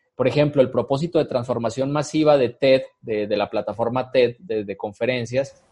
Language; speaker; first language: Spanish; native; Spanish